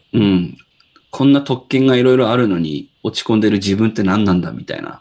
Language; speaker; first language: Japanese; native; Japanese